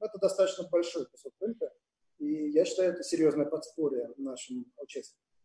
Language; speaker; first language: Russian; native; Russian